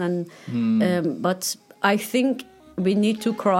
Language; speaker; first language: English; non-native, fluent; Persian